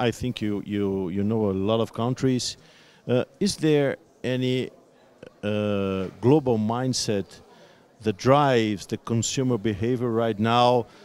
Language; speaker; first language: English; non-native, fluent; Portuguese